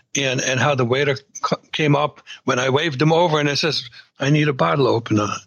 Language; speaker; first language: English; non-native, fluent; German